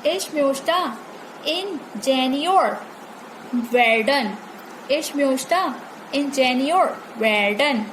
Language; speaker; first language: German; non-native, learner; Hindi